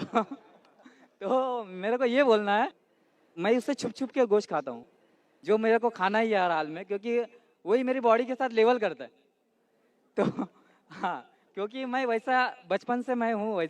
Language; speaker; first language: Hindi; non-native, local second language; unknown